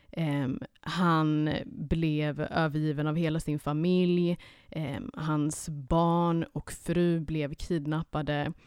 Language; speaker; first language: Swedish; early bilingual, other home language; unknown